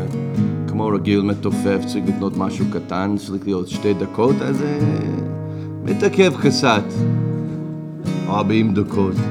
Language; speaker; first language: Hebrew; non-native, fluent; English